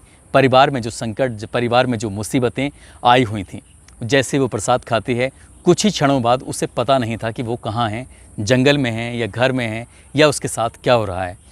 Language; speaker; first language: Hindi; native; Hindi